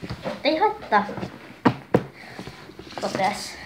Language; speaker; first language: Finnish; early bilingual, other home language; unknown